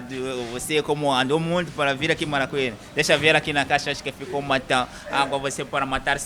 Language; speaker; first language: Portuguese; non-native, learner; Kinyarwanda